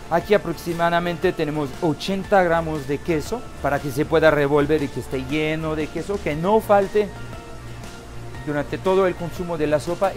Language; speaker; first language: Spanish; non-native, fluent; French